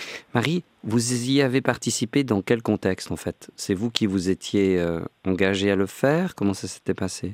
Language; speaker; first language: French; native; French